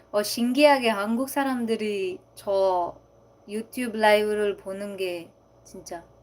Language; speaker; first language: Korean; non-native, learner; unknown